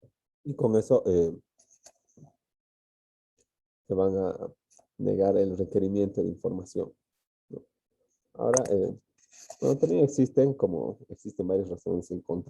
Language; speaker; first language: Spanish; native; Spanish